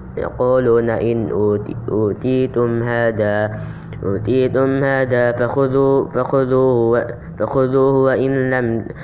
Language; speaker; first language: Arabic; non-native, learner; Indonesian